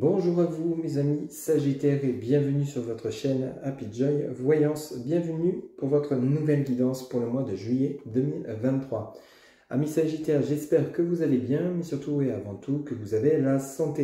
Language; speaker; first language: French; native; French